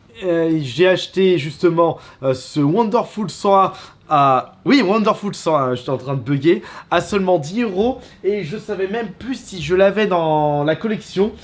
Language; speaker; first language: French; native; French